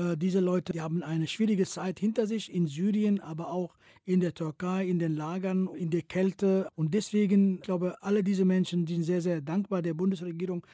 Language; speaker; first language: German; non-native, fluent; Kurdish